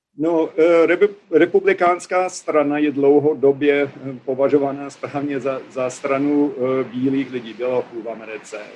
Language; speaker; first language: Czech; non-native, fluent; English